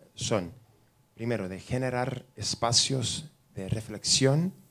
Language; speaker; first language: Spanish; non-native, fluent; English